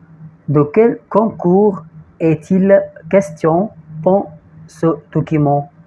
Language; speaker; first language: French; non-native, fluent; Arabic